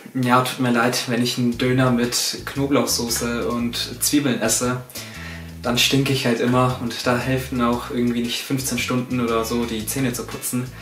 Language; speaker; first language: German; early bilingual, other home language; Turkish